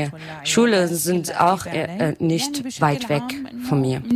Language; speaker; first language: German; non-native, learner; Arabic